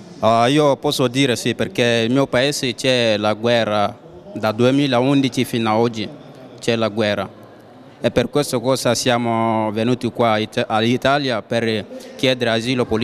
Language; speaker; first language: Italian; non-native, learner; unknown